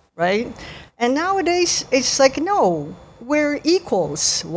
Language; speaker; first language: English; native; English